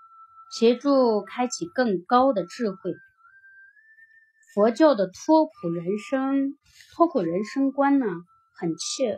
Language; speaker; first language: Chinese; native; Chinese